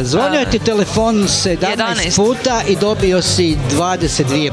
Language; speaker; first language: Croatian; native; Croatian